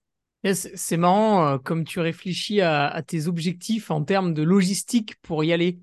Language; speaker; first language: French; native; French